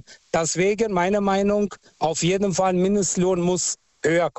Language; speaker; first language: German; non-native, fluent; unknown